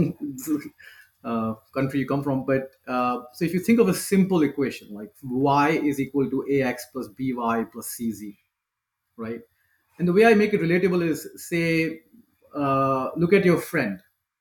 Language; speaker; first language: English; non-native, local second language; Hindi